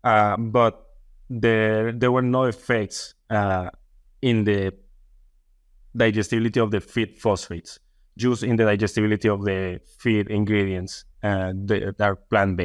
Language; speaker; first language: English; non-native, fluent; Spanish